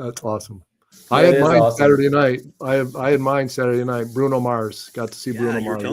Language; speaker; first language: English; native; English